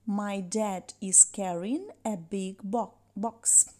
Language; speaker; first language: English; non-native, fluent; Ukrainian